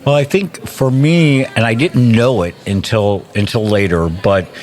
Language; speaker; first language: English; native; English